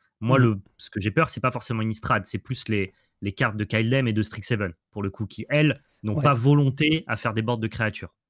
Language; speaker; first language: French; native; French